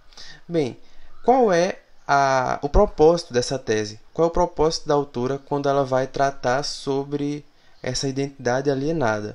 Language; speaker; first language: Portuguese; native; Portuguese